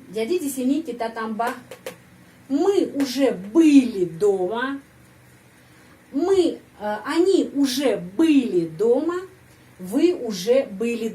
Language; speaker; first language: Russian; non-native, fluent; Indonesian